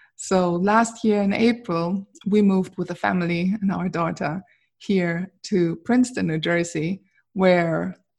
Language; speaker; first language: English; non-native, fluent; German